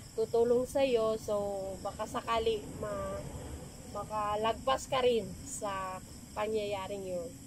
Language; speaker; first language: Filipino; non-native, local second language; Maguindanaon